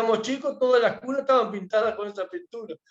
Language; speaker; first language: Spanish; native; Spanish